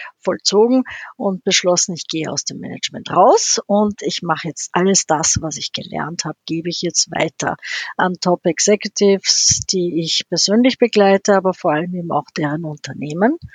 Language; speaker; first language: German; non-native, local second language; French